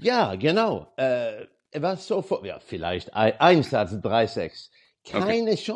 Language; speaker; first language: German; non-native, learner; Swedish